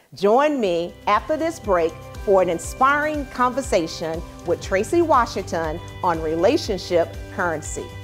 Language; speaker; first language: English; native; English